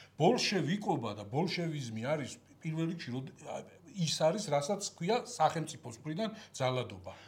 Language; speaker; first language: Georgian; native; Georgian